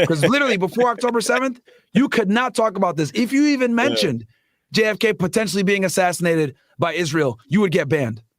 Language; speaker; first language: English; native; English